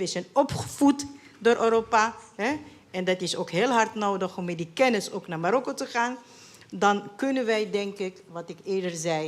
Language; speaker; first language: Dutch; non-native, fluent; Arabic